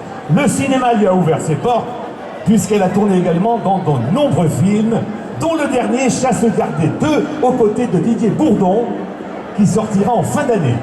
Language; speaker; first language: French; native; French